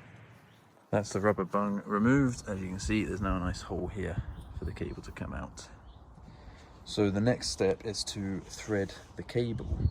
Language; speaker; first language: English; native; English